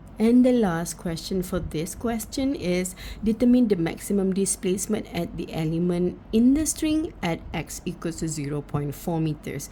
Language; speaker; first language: English; non-native, local second language; Malay